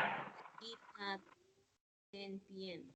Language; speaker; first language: English; non-native, learner; Spanish